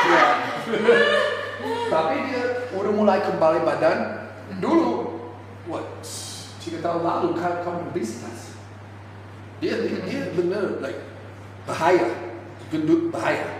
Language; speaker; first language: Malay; non-native, fluent; English